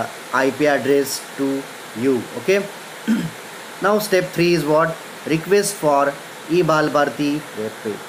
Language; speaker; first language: English; non-native, local second language; Marathi